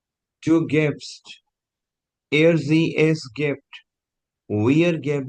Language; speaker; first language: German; non-native, fluent; Hindi